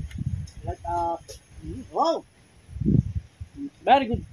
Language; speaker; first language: English; non-native, learner; Filipino